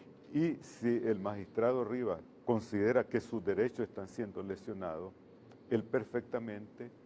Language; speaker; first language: Spanish; native; Spanish